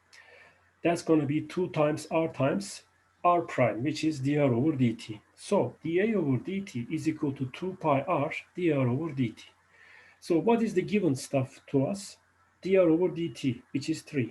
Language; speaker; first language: English; non-native, fluent; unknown